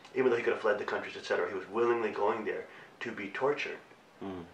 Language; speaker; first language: English; native; English